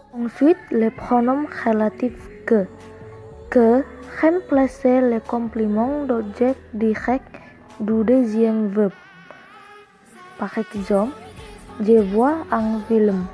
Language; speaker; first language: French; non-native, learner; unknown